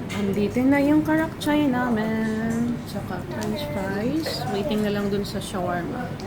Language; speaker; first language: Filipino; non-native, local second language; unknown